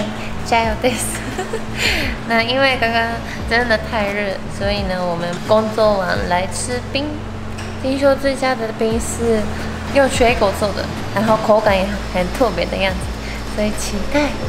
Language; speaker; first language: Chinese; non-native, fluent; Japanese